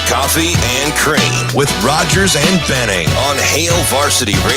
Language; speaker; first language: English; native; English